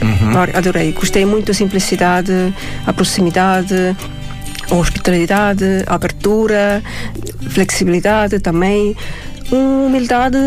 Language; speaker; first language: Portuguese; non-native, fluent; Estonian